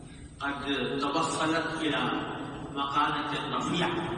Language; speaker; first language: Arabic; non-native, fluent; Urdu